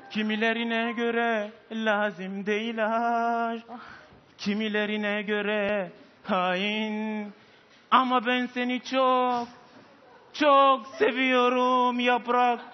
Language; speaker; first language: Turkish; non-native, fluent; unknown